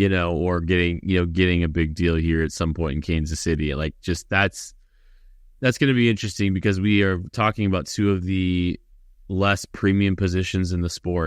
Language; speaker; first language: English; native; English